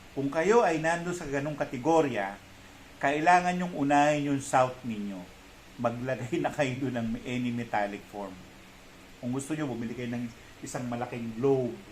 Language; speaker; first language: Filipino; native; Filipino